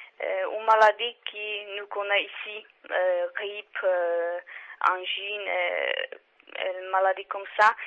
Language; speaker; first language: French; non-native, learner; Czech